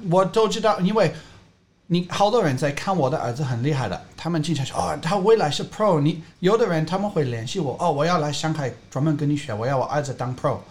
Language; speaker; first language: Chinese; non-native, fluent; English